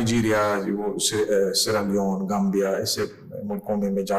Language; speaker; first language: Hindi; non-native, fluent; English